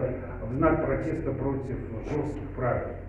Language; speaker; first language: Russian; native; Russian